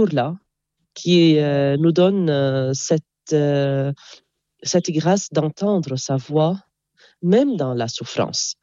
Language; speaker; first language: French; non-native, local second language; Arabic